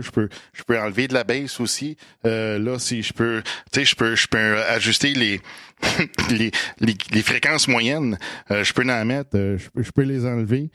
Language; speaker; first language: French; native; French